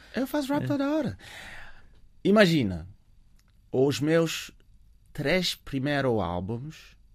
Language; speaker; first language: Portuguese; non-native, fluent; French